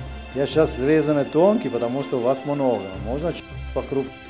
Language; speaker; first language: Russian; non-native, fluent; Italian